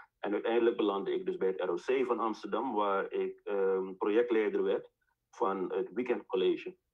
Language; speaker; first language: Dutch; native; Dutch